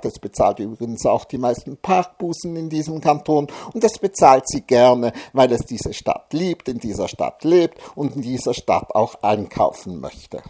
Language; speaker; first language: German; native; German